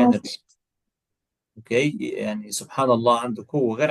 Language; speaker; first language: Arabic; native; Arabic